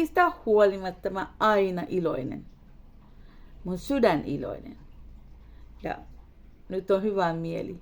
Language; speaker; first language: Finnish; non-native, learner; Hindi